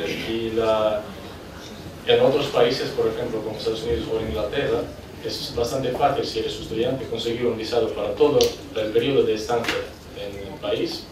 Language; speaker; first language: Spanish; non-native, fluent; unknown